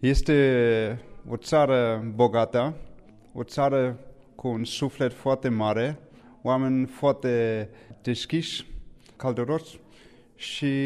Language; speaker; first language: Romanian; non-native, fluent; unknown